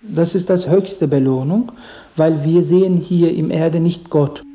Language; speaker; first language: German; non-native, learner; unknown